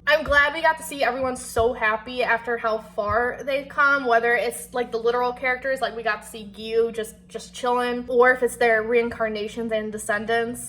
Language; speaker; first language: English; native; English